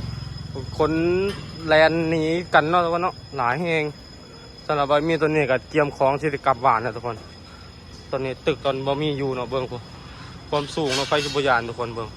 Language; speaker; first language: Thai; non-native, learner; Lao